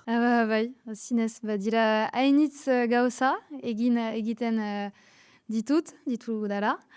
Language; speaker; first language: Basque; non-native, local second language; French